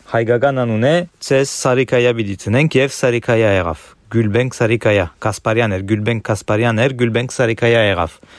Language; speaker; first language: Armenian; early bilingual, heritage; Armenian